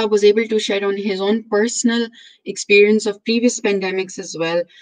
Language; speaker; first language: English; non-native, local second language; Urdu